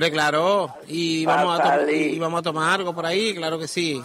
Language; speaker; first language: Spanish; native; Spanish